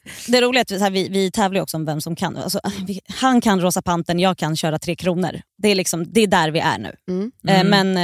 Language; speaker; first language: Swedish; native; Swedish